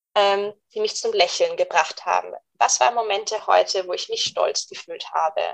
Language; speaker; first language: German; non-native, fluent; English